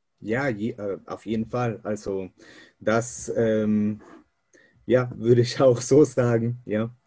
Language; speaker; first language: German; non-native, fluent; Spanish